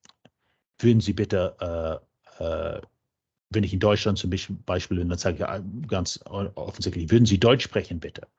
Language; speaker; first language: German; non-native, fluent; English